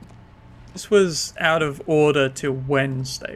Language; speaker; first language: English; native; English